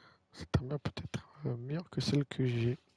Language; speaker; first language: French; native; French